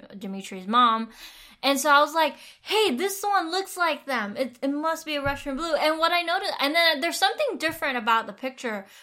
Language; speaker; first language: English; non-native, fluent; Vietnamese